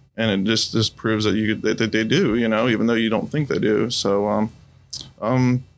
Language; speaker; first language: English; native; English